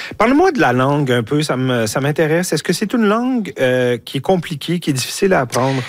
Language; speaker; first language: French; native; French